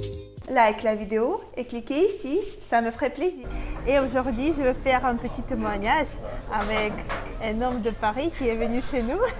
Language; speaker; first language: French; non-native, fluent; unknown